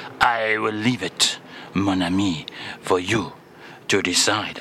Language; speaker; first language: English; native; English